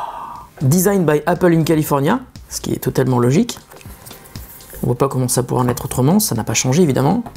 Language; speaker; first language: French; native; French